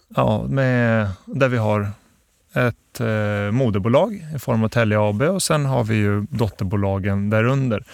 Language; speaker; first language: Swedish; early bilingual, other home language; Bosnian